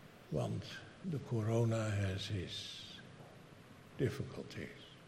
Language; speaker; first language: Dutch; native; Dutch